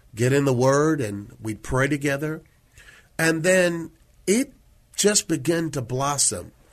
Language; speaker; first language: English; native; English